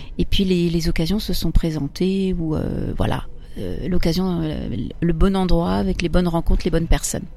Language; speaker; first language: French; early bilingual, other home language; Italian